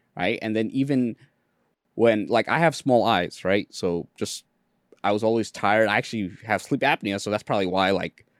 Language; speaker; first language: English; early bilingual, other home language; Bangla